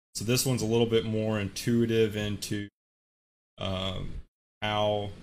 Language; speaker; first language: English; native; English